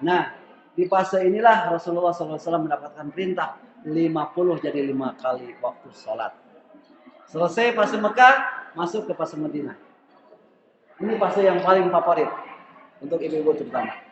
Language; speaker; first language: Indonesian; non-native, local second language; Sundanese